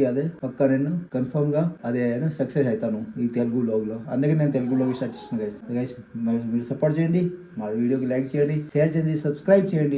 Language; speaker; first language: Telugu; non-native, learner; Hindi